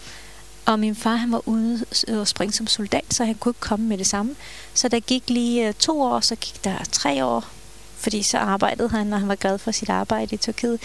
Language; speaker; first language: Danish; early bilingual, other home language; Turkish